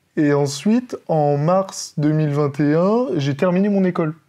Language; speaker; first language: French; native; French